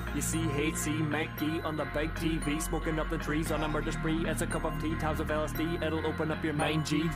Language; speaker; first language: English; native; English